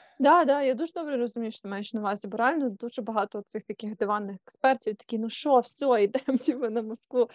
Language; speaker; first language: Ukrainian; non-native, local second language; Russian